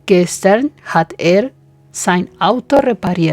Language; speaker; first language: German; non-native, fluent; Spanish